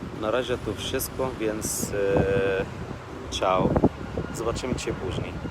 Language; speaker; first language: Polish; non-native, learner; Arabic